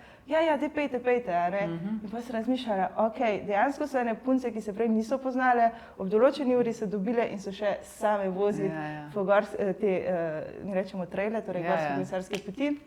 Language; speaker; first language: Slovenian; native; Slovenian